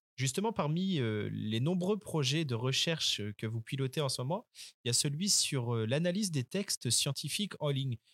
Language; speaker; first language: French; native; French